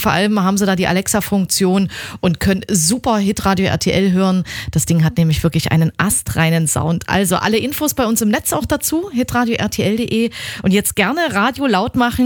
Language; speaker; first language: German; native; German